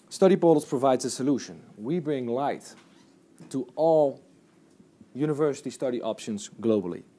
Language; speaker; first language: English; non-native, fluent; Dutch